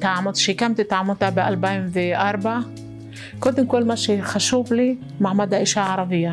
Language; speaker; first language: Hebrew; non-native, local second language; Arabic